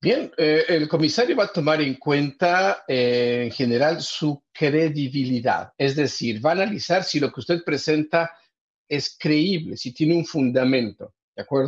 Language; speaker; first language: Spanish; native; Spanish